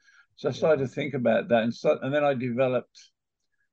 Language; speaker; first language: English; native; English